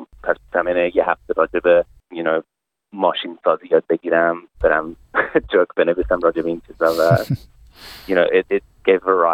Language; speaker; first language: Persian; early bilingual, heritage; Persian